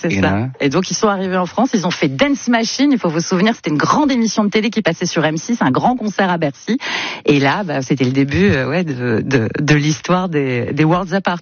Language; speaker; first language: French; native; French